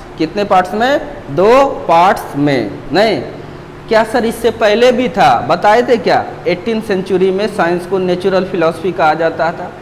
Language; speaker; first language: Hindi; native; Hindi